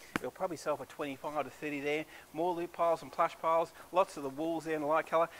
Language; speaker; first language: English; native; English